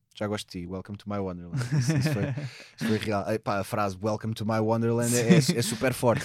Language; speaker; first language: Portuguese; native; Portuguese